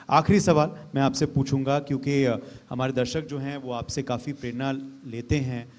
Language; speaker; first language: Hindi; native; Hindi